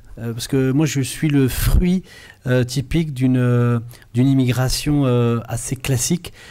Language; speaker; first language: French; early bilingual, other home language; Arabic